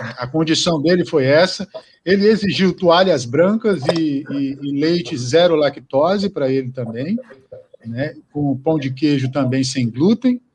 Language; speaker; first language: Portuguese; native; Portuguese